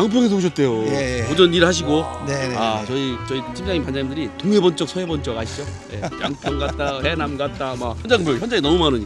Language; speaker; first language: Korean; native; Korean